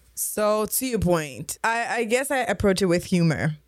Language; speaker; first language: English; non-native, fluent; French